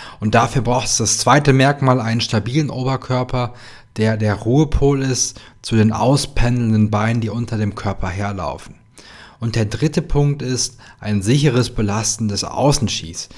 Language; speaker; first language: German; native; German